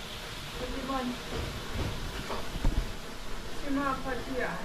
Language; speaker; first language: Korean; non-native, learner; Lao